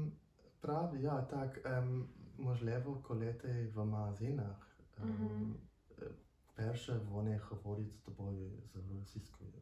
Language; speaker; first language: Ukrainian; non-native, learner; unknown